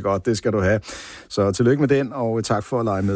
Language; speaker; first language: Danish; native; Danish